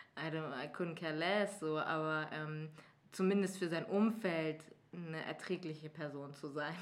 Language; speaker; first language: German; early bilingual, other home language; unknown